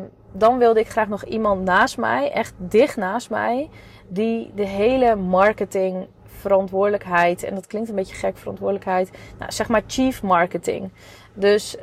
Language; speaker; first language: Dutch; native; Dutch